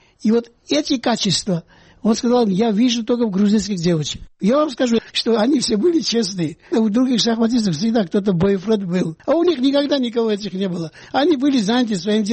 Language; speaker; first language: Russian; non-native, local second language; Georgian